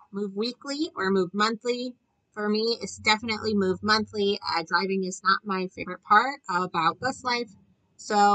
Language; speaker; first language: English; native; English